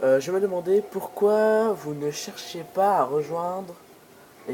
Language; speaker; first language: French; native; French